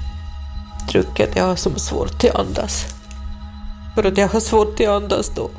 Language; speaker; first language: Swedish; non-native, fluent; Russian